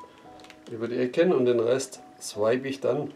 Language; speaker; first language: German; native; German